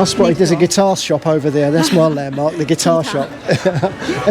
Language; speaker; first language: English; native; English